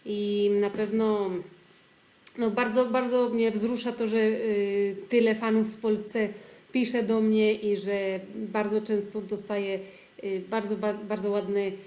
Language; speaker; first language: Polish; early bilingual, heritage; Polish